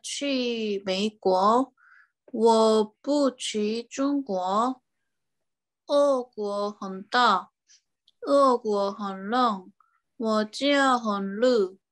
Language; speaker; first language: Chinese; non-native, learner; Korean